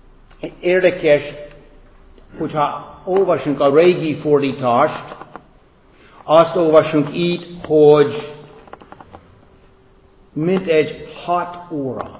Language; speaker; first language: Hungarian; non-native, fluent; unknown